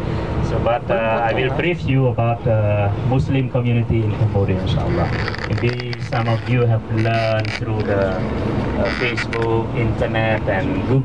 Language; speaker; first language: English; non-native, local second language; Khmer